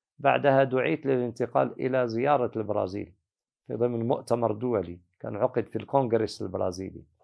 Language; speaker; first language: Arabic; native; Arabic